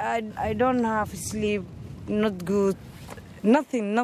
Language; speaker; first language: English; non-native, learner; Somali